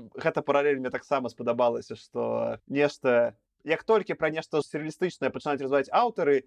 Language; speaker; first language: Belarusian; non-native, local second language; Russian